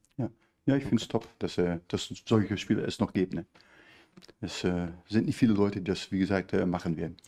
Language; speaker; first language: German; native; German